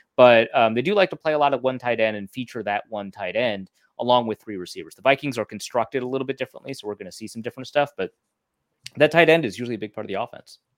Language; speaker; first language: English; native; English